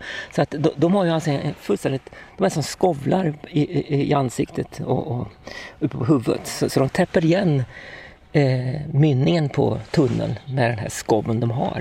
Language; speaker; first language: Swedish; native; Swedish